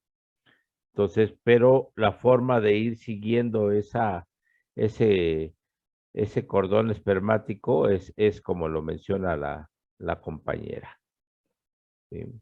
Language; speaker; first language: Spanish; native; Spanish